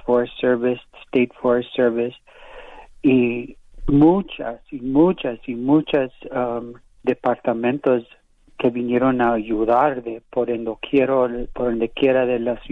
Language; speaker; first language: Spanish; early bilingual, heritage; English